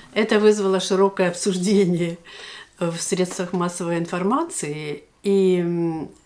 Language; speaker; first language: Russian; native; Russian